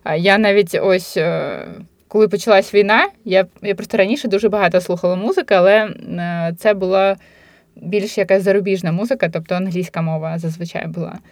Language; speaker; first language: Ukrainian; non-native, local second language; Russian